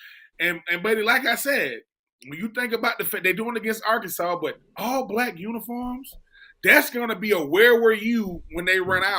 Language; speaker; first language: English; native; English